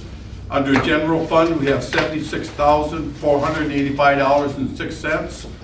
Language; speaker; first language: English; native; English